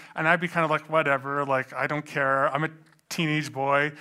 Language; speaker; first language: English; native; English